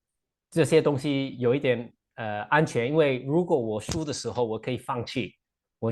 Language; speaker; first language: Chinese; non-native, fluent; English